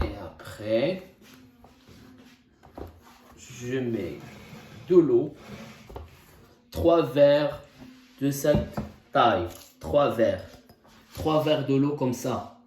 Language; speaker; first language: French; non-native, local second language; Arabic